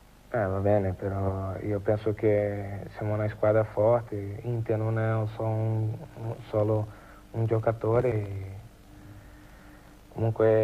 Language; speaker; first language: Italian; non-native, learner; Portuguese